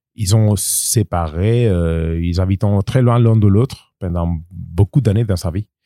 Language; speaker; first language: French; non-native, learner; Spanish